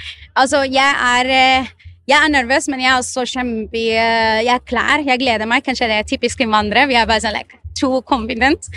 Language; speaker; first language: Norwegian; non-native, fluent; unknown